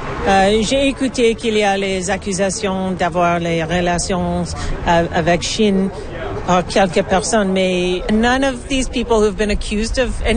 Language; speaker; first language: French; non-native, learner; English